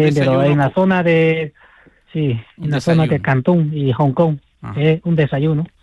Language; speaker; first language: Spanish; non-native, fluent; Chinese